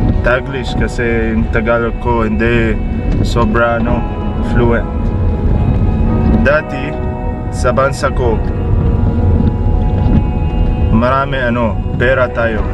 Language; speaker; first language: Filipino; non-native, learner; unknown